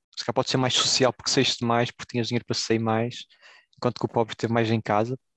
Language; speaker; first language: Portuguese; native; Portuguese